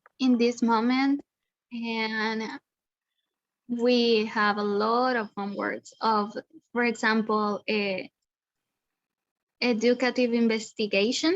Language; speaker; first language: English; non-native, learner; Spanish